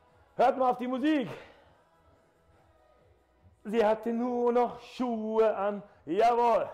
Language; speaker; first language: German; native; German